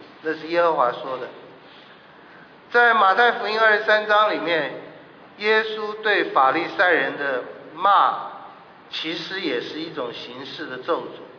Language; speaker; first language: Chinese; native; Chinese